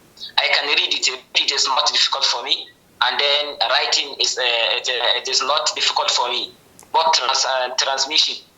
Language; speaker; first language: English; non-native, learner; Hausa